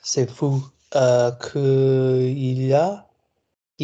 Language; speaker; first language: French; non-native, learner; English